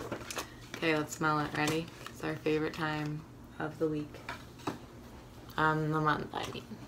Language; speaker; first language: English; native; English